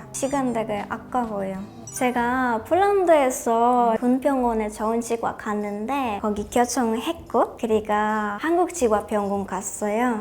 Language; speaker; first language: Korean; non-native, learner; Polish